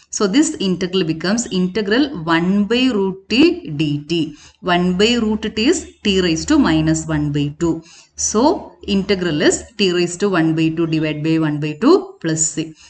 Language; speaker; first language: English; non-native, local second language; Malayalam